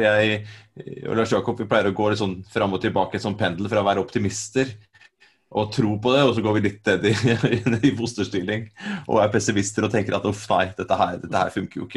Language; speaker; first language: Norwegian; native; Norwegian